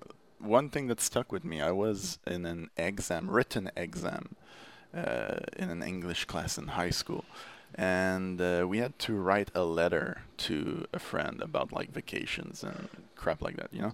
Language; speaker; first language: English; non-native, fluent; French